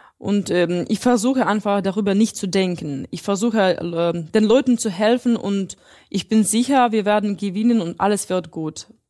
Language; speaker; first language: German; non-native, fluent; Russian